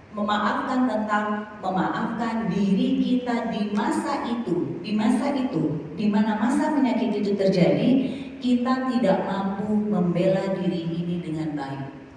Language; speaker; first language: Indonesian; native; Indonesian